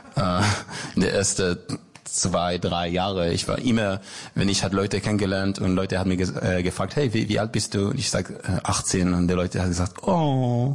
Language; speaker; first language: German; non-native, learner; Hebrew